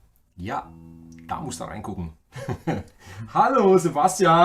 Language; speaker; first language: German; native; German